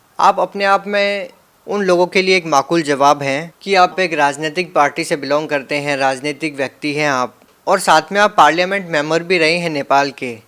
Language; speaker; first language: Hindi; native; Hindi